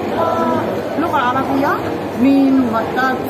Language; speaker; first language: Arabic; non-native, learner; Korean